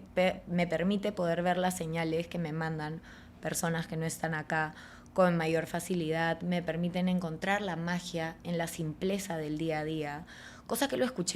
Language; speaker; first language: Spanish; native; Spanish